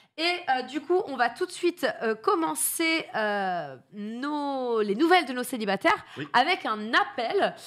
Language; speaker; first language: French; native; French